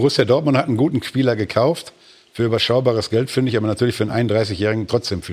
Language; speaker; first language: German; native; German